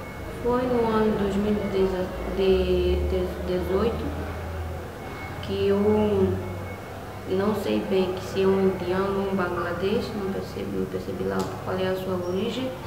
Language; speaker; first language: Portuguese; non-native, local second language; Makhuwa